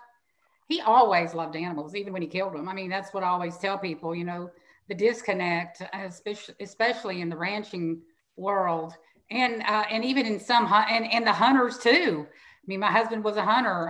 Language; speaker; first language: English; native; English